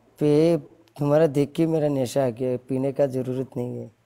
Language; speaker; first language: Hindi; non-native, learner; Bangla